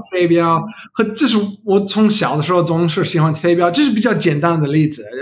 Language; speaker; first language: Chinese; non-native, learner; English